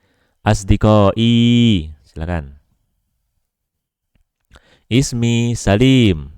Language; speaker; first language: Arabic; non-native, fluent; Indonesian